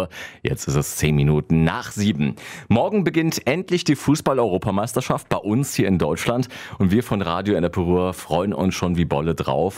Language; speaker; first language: German; native; German